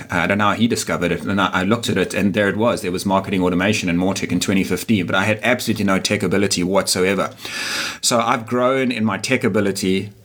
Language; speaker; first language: English; native; English